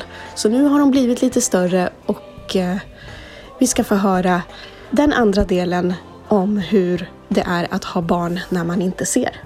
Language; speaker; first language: Swedish; native; Swedish